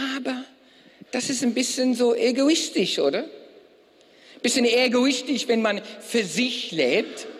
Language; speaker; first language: German; non-native, fluent; English